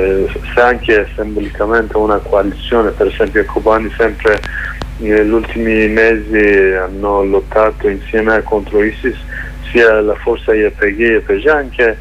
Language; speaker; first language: Italian; non-native, learner; Kurdish